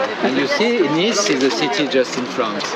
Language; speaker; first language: English; non-native, fluent; French